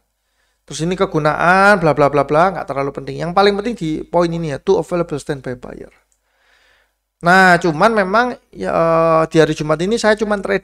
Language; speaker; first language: Indonesian; native; Indonesian